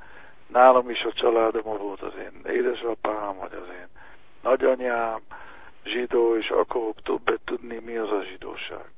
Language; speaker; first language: Hungarian; early bilingual, heritage; Hungarian